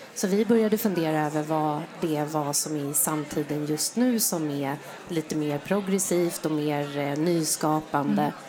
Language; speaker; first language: Swedish; native; Swedish